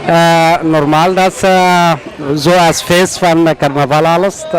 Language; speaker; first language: Dutch; non-native, learner; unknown